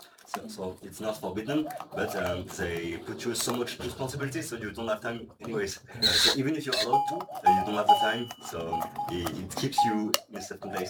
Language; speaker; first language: English; non-native, fluent; French